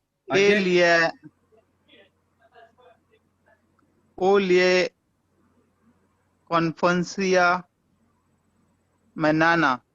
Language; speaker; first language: Spanish; non-native, learner; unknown